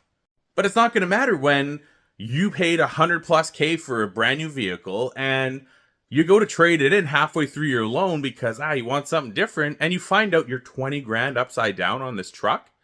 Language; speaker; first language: English; native; English